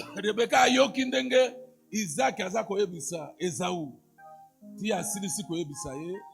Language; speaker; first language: Lingala; native; Lingala